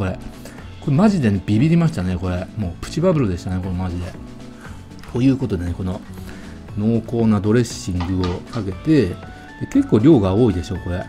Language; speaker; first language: Japanese; native; Japanese